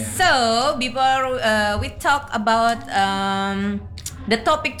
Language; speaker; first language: English; non-native, learner; Indonesian